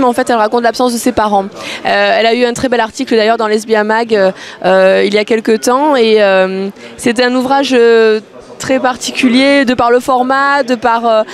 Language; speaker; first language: French; native; French